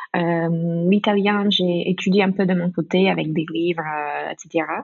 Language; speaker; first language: French; non-native, fluent; English